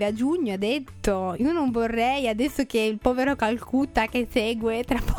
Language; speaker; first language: Italian; native; Italian